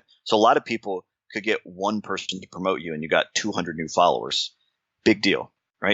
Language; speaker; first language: English; native; English